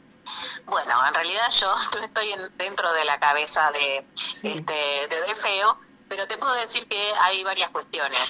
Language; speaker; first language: Spanish; native; Spanish